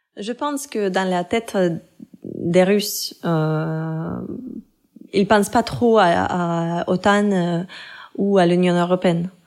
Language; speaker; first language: French; non-native, fluent; Russian